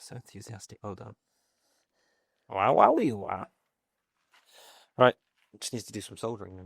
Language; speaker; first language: English; native; English